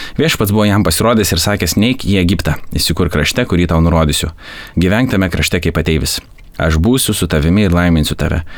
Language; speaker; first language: Lithuanian; native; Lithuanian